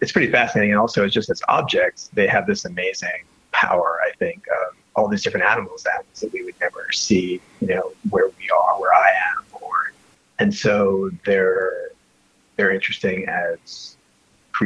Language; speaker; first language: English; native; English